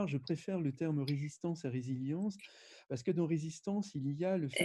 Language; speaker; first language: French; native; French